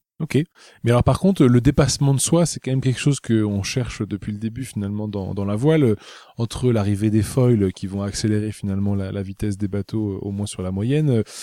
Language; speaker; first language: French; native; French